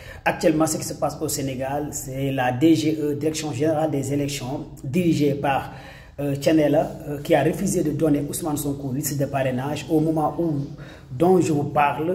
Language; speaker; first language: French; non-native, local second language; Wolof